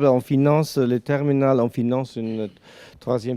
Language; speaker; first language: French; non-native, learner; German